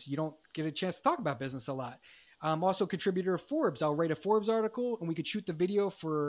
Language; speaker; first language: English; native; English